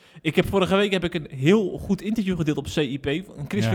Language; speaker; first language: Dutch; native; Dutch